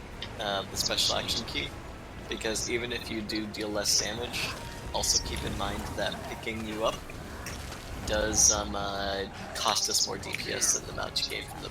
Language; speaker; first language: English; native; English